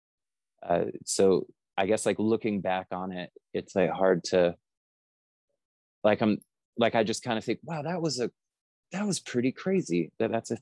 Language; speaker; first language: English; native; English